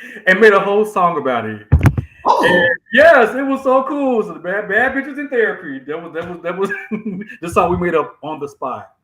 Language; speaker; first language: English; native; English